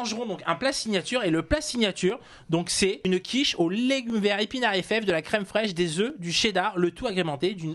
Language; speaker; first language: French; native; French